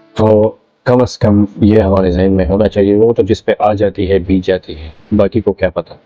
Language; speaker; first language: Urdu; non-native, local second language; Pashto